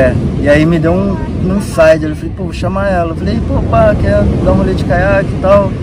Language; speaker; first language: Portuguese; native; Portuguese